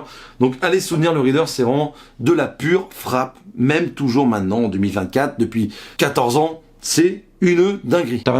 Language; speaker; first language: French; native; French